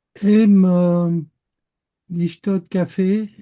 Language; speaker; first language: Hebrew; non-native, learner; French